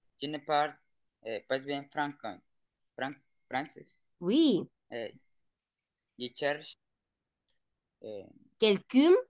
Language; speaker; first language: French; non-native, learner; Spanish